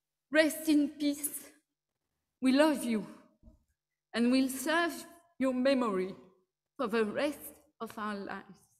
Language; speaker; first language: English; non-native, fluent; French